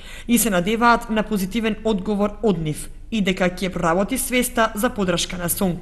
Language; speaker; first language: Macedonian; native; Macedonian